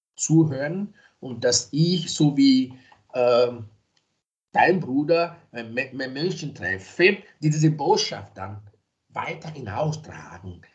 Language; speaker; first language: German; non-native, fluent; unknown